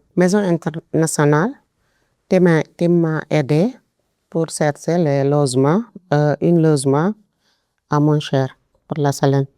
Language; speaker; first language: French; non-native, local second language; Wolof